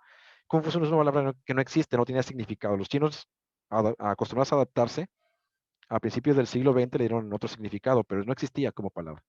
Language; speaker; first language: Spanish; native; Spanish